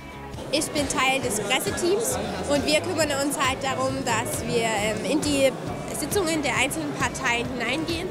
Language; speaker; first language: German; native; German